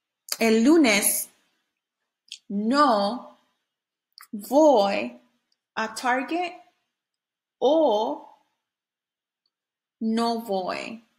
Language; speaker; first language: Spanish; non-native, fluent; English